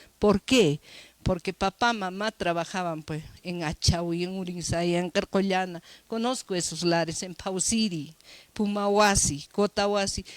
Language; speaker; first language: Spanish; native; Spanish